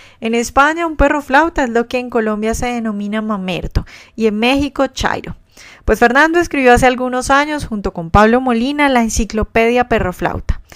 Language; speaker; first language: Spanish; native; Spanish